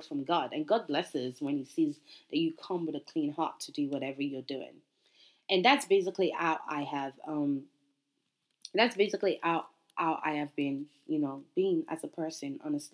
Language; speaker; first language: English; non-native, local second language; Yoruba